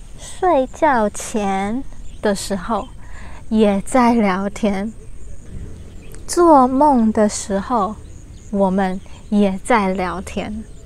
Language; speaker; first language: Chinese; non-native, learner; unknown